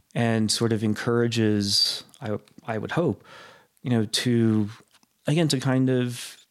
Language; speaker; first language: English; native; English